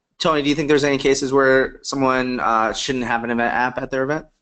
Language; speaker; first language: English; native; English